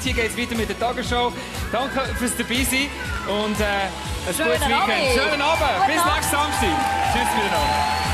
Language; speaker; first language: German; native; German